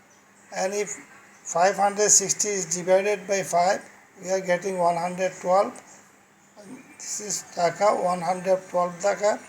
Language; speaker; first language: English; non-native, fluent; Bangla